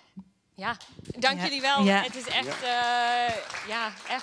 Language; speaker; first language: Dutch; non-native, fluent; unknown